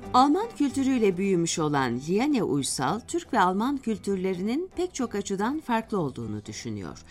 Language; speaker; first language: Turkish; native; Turkish